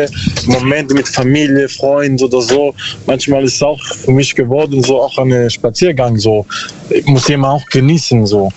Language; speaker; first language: German; non-native, learner; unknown